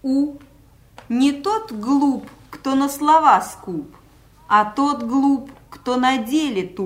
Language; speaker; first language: Russian; native; Russian